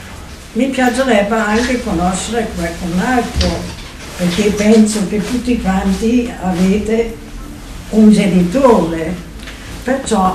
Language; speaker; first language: Italian; non-native, fluent; German